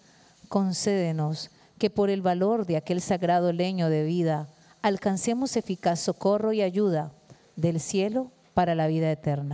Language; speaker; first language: Spanish; native; Spanish